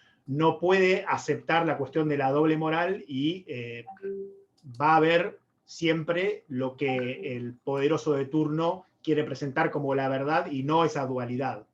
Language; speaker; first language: Spanish; native; Spanish